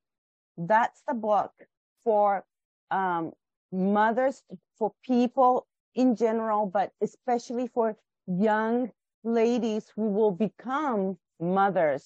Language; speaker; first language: English; non-native, fluent; Japanese